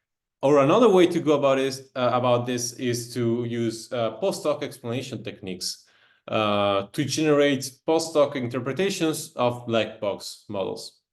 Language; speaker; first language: English; non-native, fluent; Italian